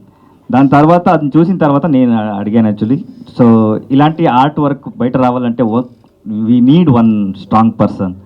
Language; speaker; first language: Telugu; non-native, learner; Kannada